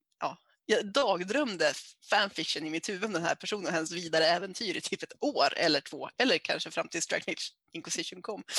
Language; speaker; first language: Swedish; native; Swedish